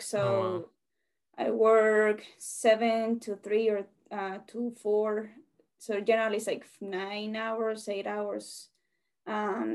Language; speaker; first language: English; non-native, fluent; Spanish